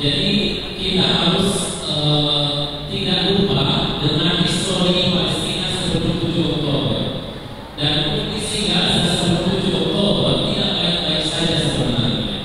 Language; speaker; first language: Indonesian; non-native, fluent; Arabic